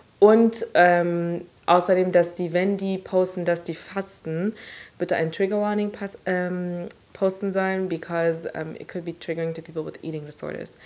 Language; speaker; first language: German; early bilingual, other home language; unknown